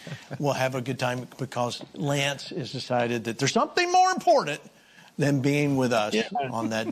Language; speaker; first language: English; native; English